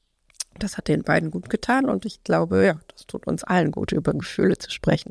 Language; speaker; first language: German; native; German